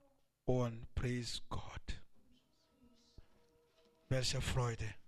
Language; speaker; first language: German; non-native, learner; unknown